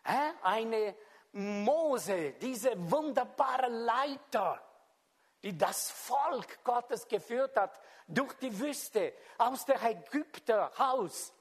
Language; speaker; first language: German; non-native, fluent; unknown